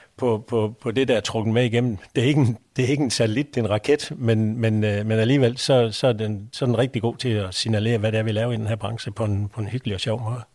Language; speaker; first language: Danish; native; Danish